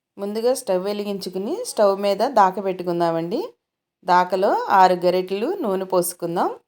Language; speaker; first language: Telugu; native; Telugu